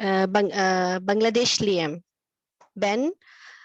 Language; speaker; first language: Turkish; non-native, learner; Urdu